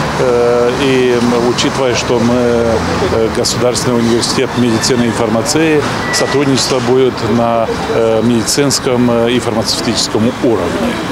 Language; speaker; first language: Russian; non-native, local second language; Romanian